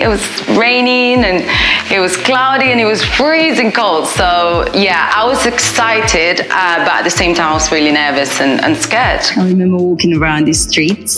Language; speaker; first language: English; non-native, fluent; Spanish